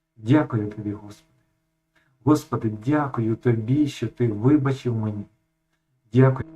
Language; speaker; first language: Ukrainian; native; Ukrainian